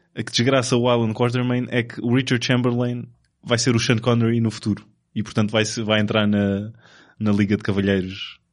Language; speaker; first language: Portuguese; native; Portuguese